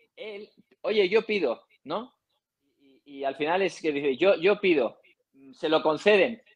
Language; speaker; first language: Spanish; native; Spanish